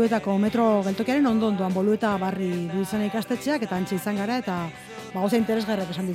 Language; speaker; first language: Basque; native; Basque